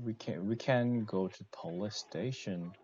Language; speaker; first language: English; non-native, learner; Korean